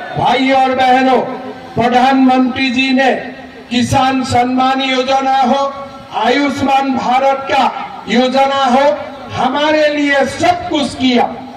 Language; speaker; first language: Hindi; non-native, local second language; Assamese